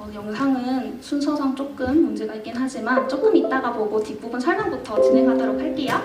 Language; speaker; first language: Korean; native; Korean